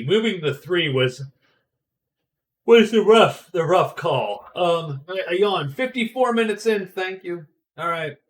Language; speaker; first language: English; native; English